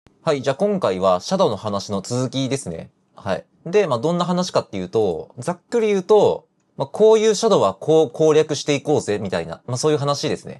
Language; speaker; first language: Japanese; native; Japanese